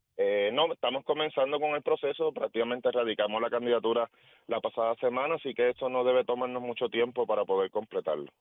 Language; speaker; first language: Spanish; native; Spanish